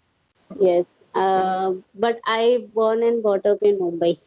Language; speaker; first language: English; non-native, learner; Hindi